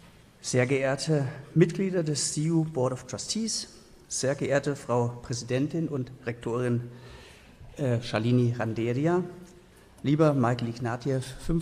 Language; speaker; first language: German; native; German